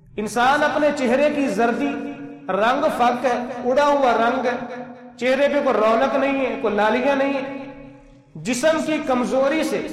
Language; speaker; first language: Urdu; non-native, local second language; Punjabi